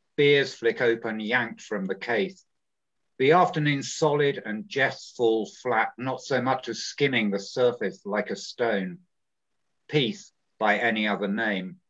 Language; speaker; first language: English; native; English